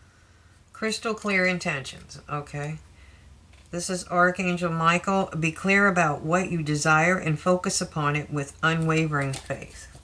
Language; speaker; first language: English; native; English